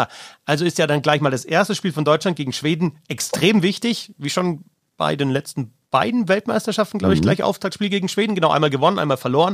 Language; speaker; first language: German; native; German